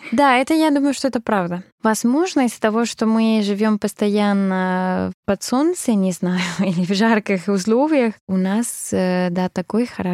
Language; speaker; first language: Russian; non-native, fluent; Spanish